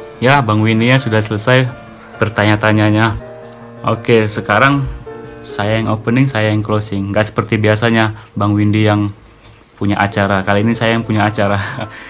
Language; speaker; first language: Indonesian; native; Indonesian